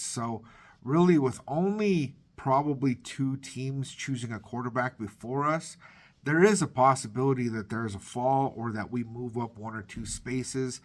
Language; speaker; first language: English; native; English